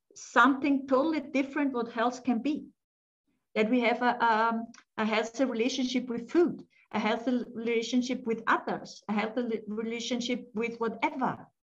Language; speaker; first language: English; non-native, fluent; German